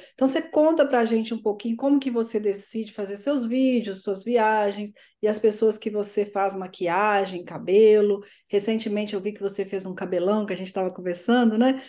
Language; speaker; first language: Portuguese; native; Portuguese